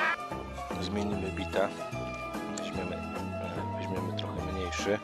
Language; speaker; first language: Polish; native; Polish